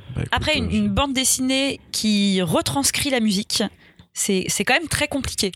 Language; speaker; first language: French; native; French